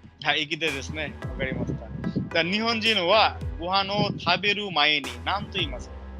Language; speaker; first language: Japanese; non-native, fluent; Bangla